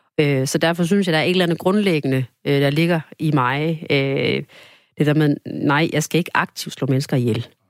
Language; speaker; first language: Danish; early bilingual, other home language; Tamil